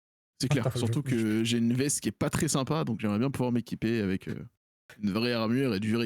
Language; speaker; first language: French; native; French